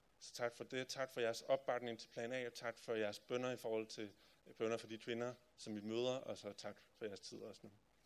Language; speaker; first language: Danish; native; Danish